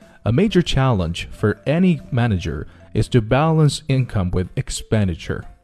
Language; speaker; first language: English; non-native, fluent; Chinese